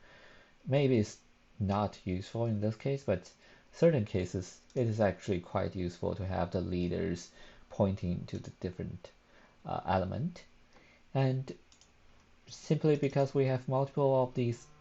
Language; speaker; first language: English; non-native, fluent; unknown